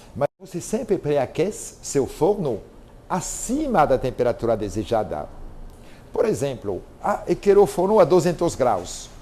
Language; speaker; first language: Portuguese; non-native, fluent; French